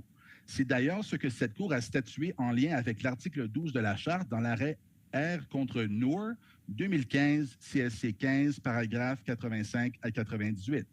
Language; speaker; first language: French; native; French